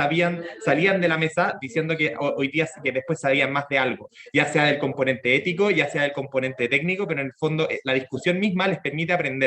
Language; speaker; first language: Spanish; native; Spanish